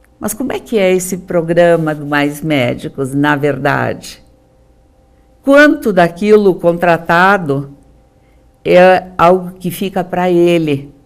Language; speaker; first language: Portuguese; native; Portuguese